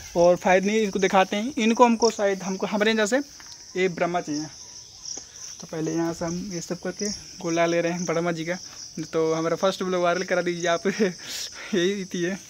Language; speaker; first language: Hindi; native; Hindi